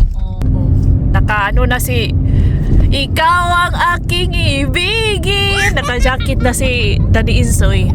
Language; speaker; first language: Filipino; non-native, local second language; Cebuano